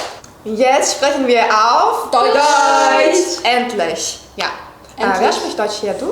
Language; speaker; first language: German; non-native, learner; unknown